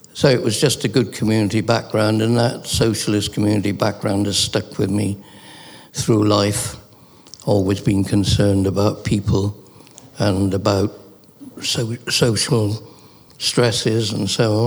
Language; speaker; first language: English; native; English